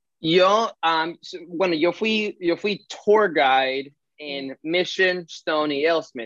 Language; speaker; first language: Spanish; early bilingual, heritage; Spanish